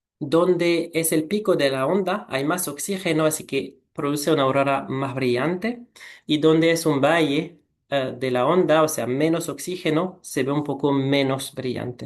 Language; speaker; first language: Spanish; non-native, fluent; French